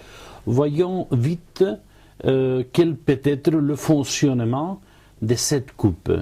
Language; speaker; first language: French; non-native, fluent; Spanish